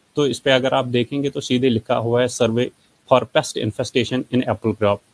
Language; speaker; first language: Hindi; native; Hindi